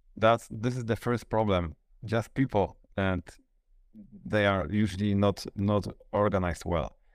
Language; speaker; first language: English; non-native, fluent; Polish